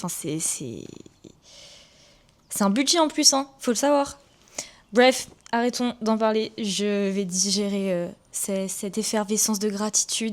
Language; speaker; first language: French; native; French